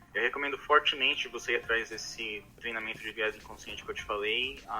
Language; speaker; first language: Portuguese; native; Portuguese